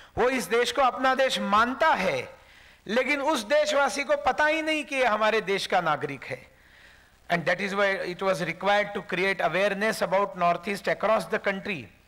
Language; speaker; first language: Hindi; non-native, local second language; Marathi